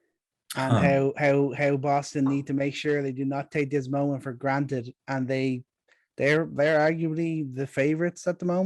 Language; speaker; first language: English; native; English